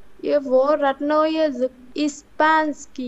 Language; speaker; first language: Russian; non-native, learner; Vietnamese